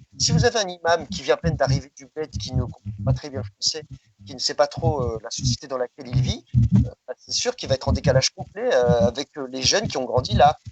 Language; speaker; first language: French; early bilingual, other home language; Riffian